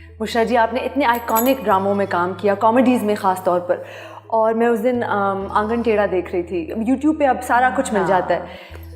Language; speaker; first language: Urdu; native; Urdu